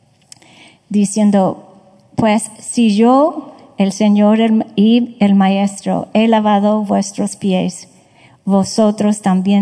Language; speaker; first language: Spanish; non-native, fluent; English